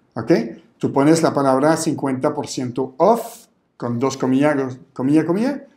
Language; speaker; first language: Spanish; non-native, fluent; French